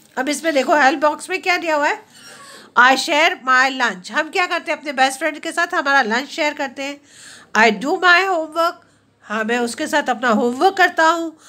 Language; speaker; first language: Hindi; native; Hindi